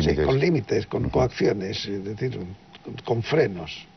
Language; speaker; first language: Spanish; native; Spanish